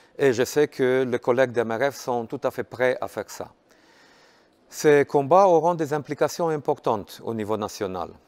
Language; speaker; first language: French; non-native, fluent; Romanian